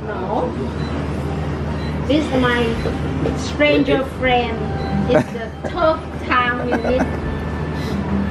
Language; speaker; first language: English; non-native, learner; Vietnamese